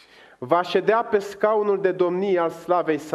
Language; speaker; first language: Romanian; native; Romanian